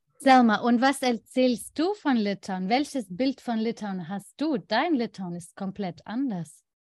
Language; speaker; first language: German; non-native, fluent; Lithuanian